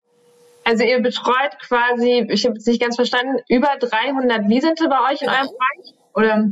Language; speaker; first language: German; native; German